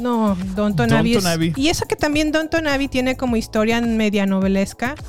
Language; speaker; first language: Spanish; native; Spanish